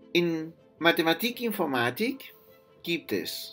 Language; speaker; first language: German; non-native, fluent; Spanish